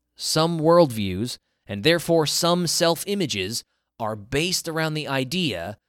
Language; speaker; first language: English; native; English